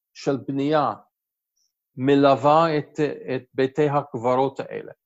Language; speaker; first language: Hebrew; non-native, fluent; English